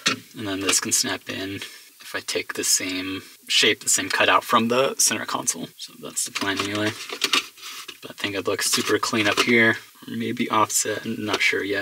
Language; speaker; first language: English; native; English